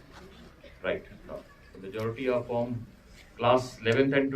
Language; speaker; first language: English; non-native, local second language; Hindi